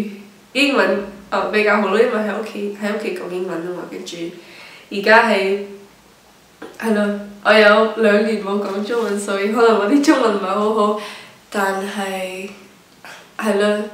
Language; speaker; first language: Cantonese; non-native, local second language; English